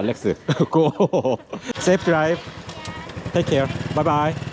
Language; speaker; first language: English; non-native, learner; Korean